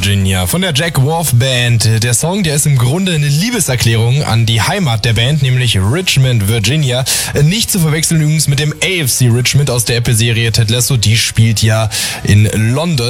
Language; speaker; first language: German; native; German